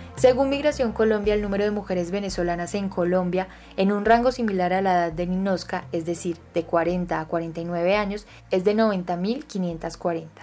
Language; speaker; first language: Spanish; native; Spanish